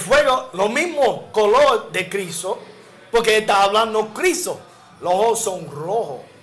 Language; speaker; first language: Spanish; non-native, learner; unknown